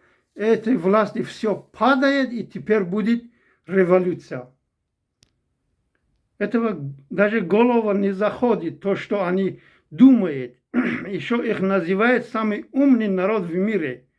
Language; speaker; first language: Russian; non-native, fluent; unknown